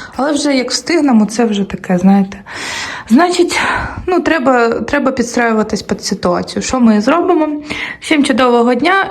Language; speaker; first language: Ukrainian; native; Ukrainian